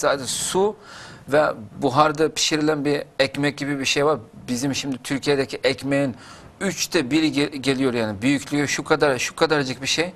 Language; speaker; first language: Turkish; non-native, fluent; Uyghur